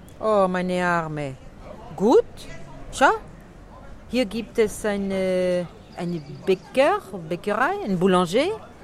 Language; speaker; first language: German; non-native, learner; French